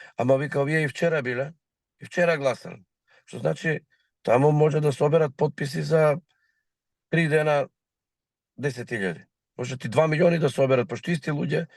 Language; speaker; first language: Macedonian; native; Macedonian